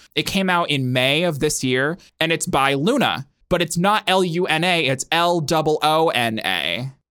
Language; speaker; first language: English; native; English